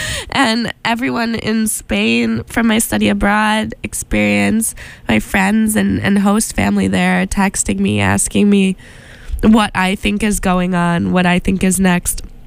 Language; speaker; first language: English; native; English